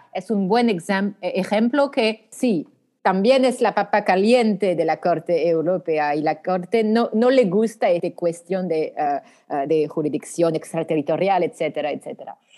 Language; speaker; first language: Spanish; non-native, fluent; French